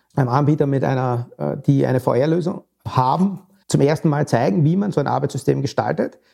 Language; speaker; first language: German; native; German